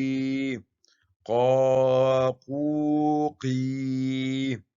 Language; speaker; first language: Arabic; non-native, fluent; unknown